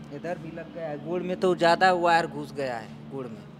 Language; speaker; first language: Hindi; native; Hindi